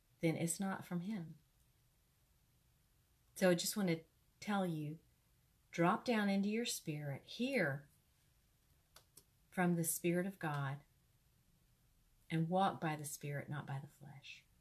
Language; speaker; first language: English; native; English